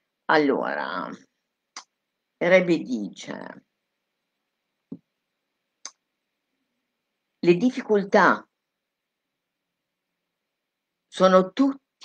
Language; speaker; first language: Italian; non-native, fluent; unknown